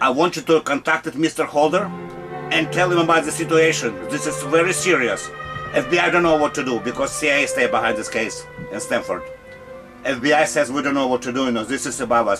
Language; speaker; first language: English; non-native, learner; Russian